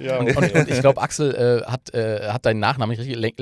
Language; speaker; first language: German; native; German